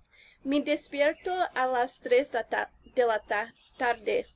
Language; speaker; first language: Spanish; non-native, learner; English